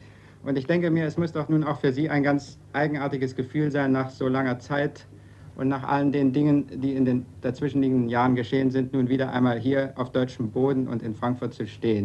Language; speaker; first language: German; native; German